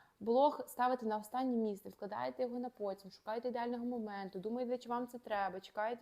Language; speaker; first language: Ukrainian; native; Ukrainian